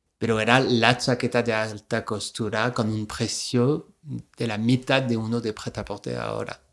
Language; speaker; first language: Spanish; non-native, fluent; French